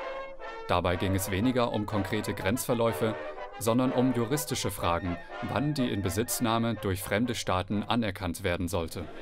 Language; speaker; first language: German; native; German